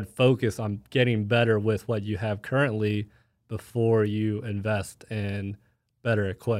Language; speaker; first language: English; native; English